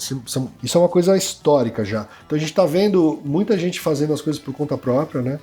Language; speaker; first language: Portuguese; native; Portuguese